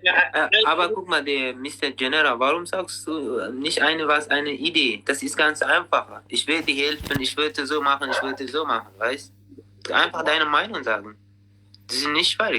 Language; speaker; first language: German; non-native, learner; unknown